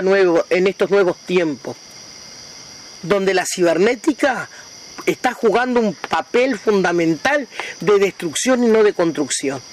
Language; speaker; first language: Spanish; native; Spanish